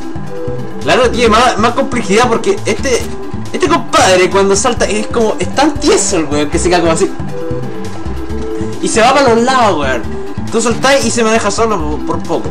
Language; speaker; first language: Spanish; native; Spanish